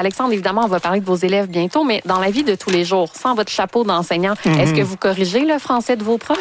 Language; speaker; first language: French; native; French